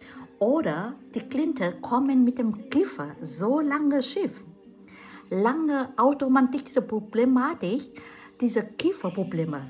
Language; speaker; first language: German; non-native, fluent; Vietnamese